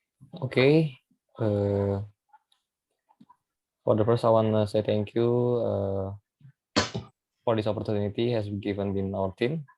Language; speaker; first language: English; non-native, learner; Indonesian